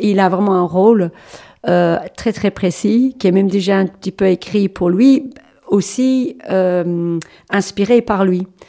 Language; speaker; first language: French; non-native, fluent; English